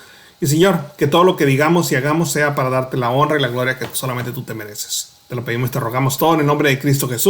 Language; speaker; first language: Spanish; native; Spanish